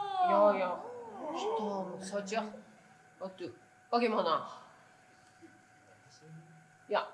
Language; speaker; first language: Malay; non-native, learner; Japanese